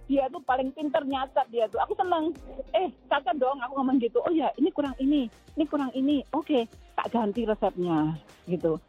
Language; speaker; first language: Indonesian; native; Indonesian